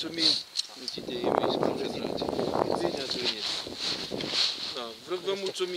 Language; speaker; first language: Romanian; early bilingual, heritage; Romanian